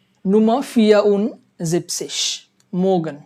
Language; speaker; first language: German; non-native, fluent; Bangla